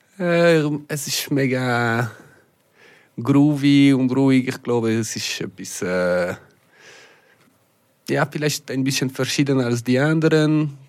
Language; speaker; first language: German; non-native, local second language; French